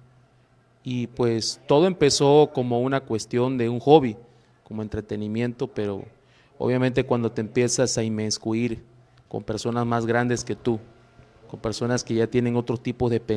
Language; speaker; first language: Spanish; native; Spanish